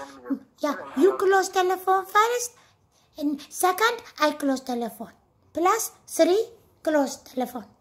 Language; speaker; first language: English; non-native, learner; Amharic